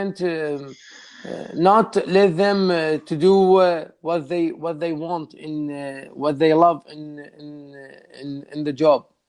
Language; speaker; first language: English; non-native, learner; Arabic